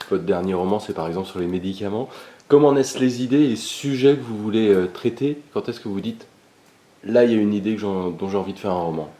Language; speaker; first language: French; native; French